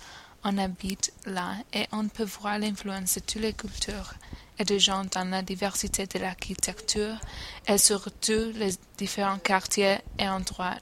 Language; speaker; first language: French; non-native, learner; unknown